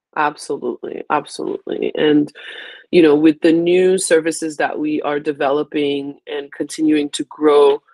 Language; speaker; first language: English; early bilingual, other home language; Haitian Creole